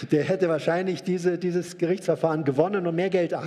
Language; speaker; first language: German; native; German